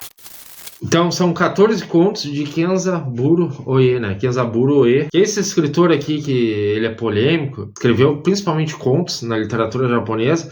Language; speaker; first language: Portuguese; native; Portuguese